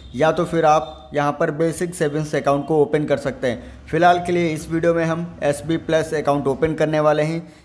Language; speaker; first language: Hindi; native; Hindi